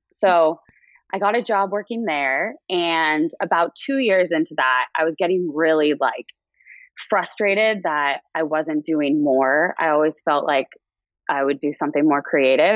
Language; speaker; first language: English; native; English